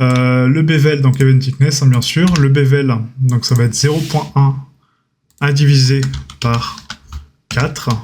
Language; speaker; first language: French; native; French